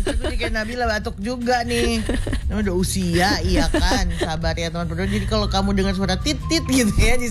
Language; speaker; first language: Indonesian; native; Indonesian